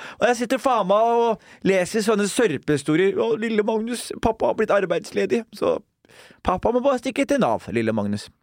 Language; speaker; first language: Norwegian; early bilingual, other home language; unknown